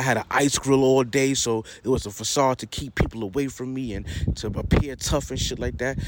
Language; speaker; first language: English; native; English